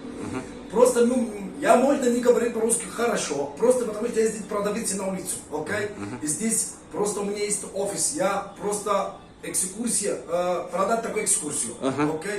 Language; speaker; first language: Russian; non-native, learner; Arabic